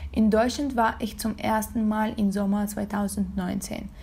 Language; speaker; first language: German; non-native, learner; Russian